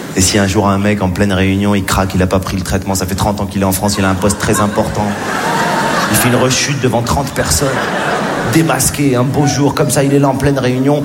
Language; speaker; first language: French; native; French